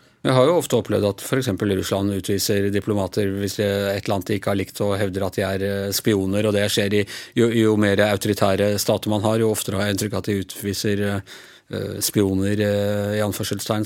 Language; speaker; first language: Norwegian; native; Norwegian